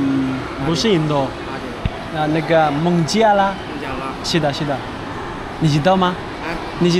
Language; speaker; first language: Chinese; non-native, learner; Bangla